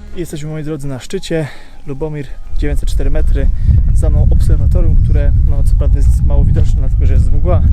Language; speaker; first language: Polish; native; Polish